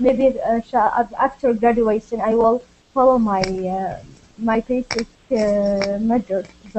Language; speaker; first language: English; non-native, learner; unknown